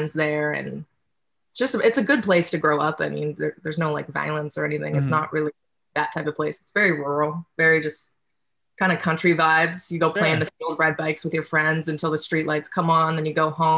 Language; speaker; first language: English; native; English